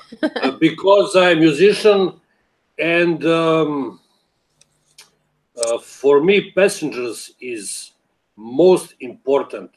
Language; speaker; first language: English; non-native, learner; Serbian